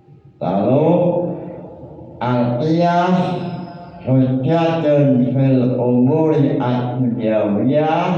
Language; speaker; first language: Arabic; non-native, fluent; Javanese